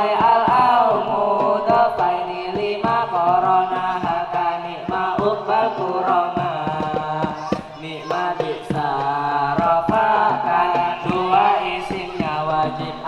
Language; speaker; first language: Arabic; non-native, learner; Indonesian